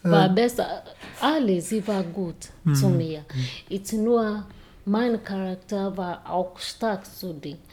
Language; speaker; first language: German; non-native, learner; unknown